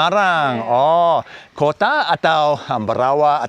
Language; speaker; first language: Indonesian; non-native, learner; English